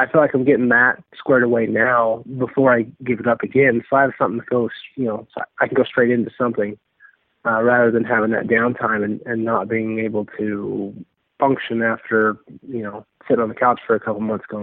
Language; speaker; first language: English; native; English